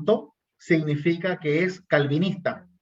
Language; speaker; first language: Spanish; native; Spanish